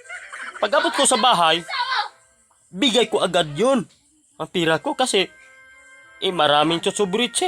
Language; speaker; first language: Filipino; non-native, local second language; Cebuano